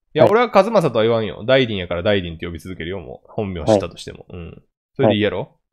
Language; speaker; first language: Japanese; native; Japanese